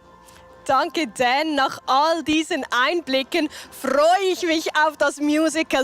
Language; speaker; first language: German; native; German